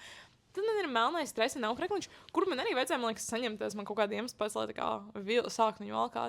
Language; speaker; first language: Latvian; native; Latvian